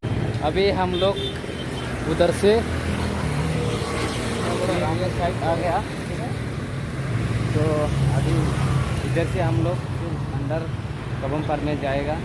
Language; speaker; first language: Hindi; non-native, local second language; Kok Borok